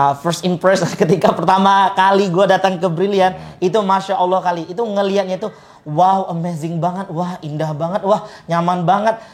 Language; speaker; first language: Indonesian; native; Indonesian